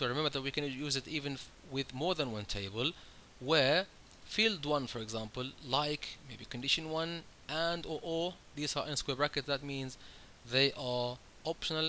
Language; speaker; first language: English; non-native, fluent; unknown